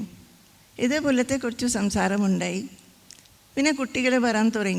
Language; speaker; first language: Malayalam; non-native, fluent; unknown